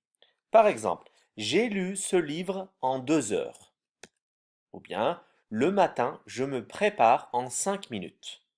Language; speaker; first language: French; non-native, fluent; Turkish